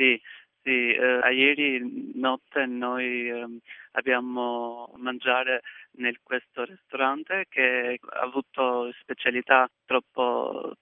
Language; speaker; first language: Italian; non-native, learner; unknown